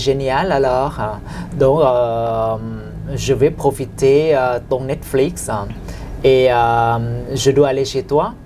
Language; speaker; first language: French; non-native, fluent; Thai